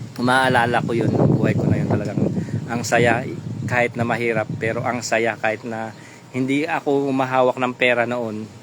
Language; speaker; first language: Filipino; non-native, local second language; Pampanga